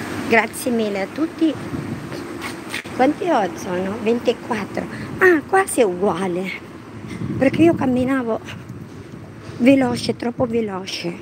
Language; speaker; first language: Italian; non-native, local second language; Filipino